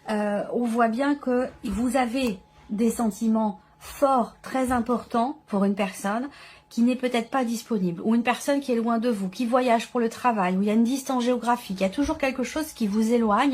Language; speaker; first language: French; native; French